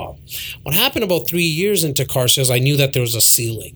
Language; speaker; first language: English; native; English